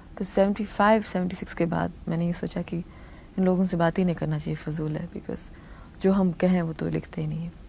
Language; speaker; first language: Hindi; non-native, local second language; Tamil